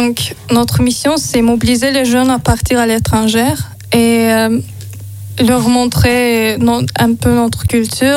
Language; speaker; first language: French; non-native, learner; Azerbaijani